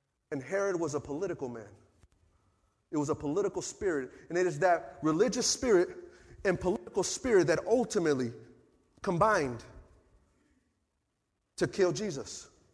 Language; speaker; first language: English; early bilingual, other home language; Spanish